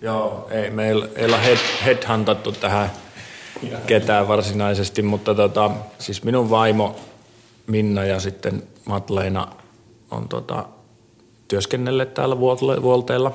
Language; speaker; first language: Finnish; native; Finnish